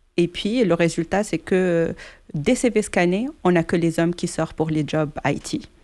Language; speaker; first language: French; non-native, local second language; Arabic